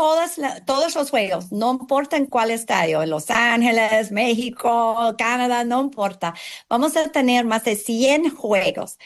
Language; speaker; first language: Spanish; non-native, fluent; English